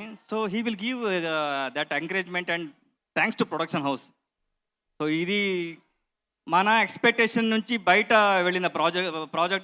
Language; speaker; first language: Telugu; non-native, learner; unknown